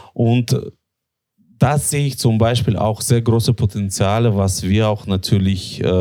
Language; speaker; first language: German; non-native, fluent; Russian